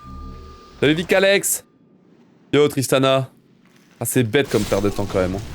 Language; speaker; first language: French; native; French